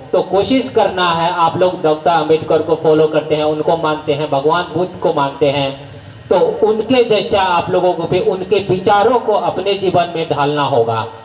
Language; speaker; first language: Hindi; non-native, local second language; Marathi